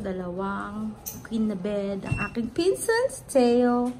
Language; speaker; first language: Filipino; native; Filipino